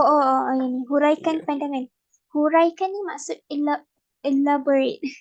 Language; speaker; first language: Malay; native; Malay